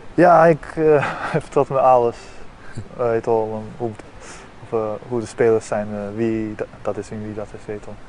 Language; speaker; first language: Dutch; early bilingual, heritage; Dutch